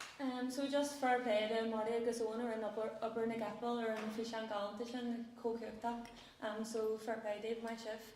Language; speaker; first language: Irish; non-native, local second language; English